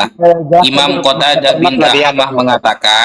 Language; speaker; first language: Indonesian; native; Indonesian